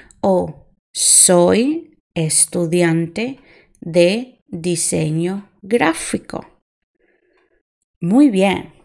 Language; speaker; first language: Spanish; non-native, fluent; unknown